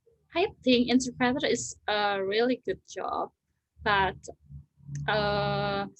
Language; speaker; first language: English; non-native, learner; Indonesian